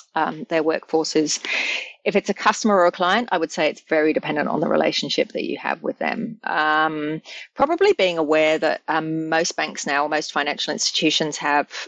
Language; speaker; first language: English; native; English